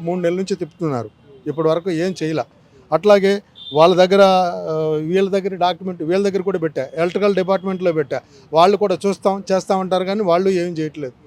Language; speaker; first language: Telugu; native; Telugu